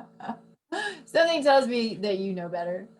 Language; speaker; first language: English; native; English